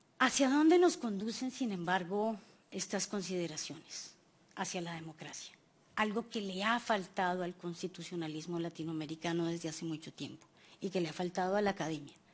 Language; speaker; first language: Spanish; native; Spanish